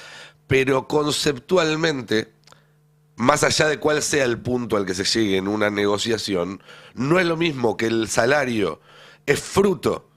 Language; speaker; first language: Spanish; native; Spanish